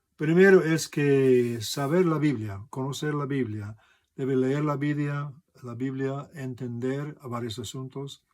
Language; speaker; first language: Spanish; non-native, fluent; English